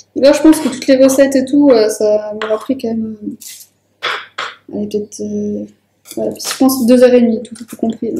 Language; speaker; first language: French; native; French